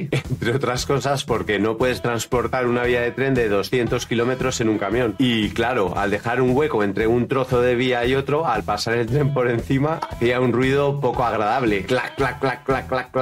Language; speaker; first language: Spanish; native; Spanish